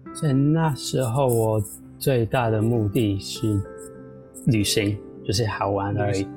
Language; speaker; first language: Chinese; non-native, fluent; English